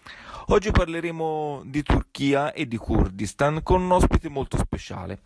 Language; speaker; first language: Italian; native; Italian